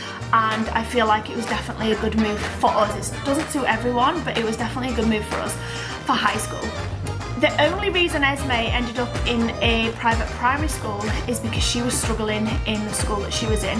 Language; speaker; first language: English; native; English